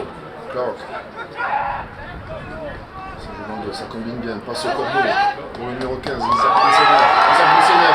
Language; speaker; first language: French; native; French